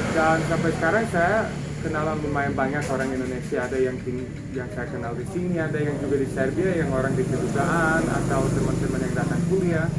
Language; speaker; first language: Indonesian; non-native, fluent; Serbian